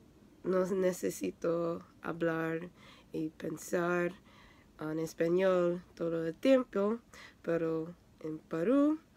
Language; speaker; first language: Spanish; non-native, learner; English